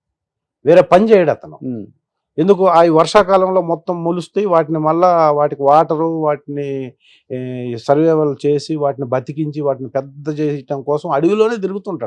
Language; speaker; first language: Telugu; native; Telugu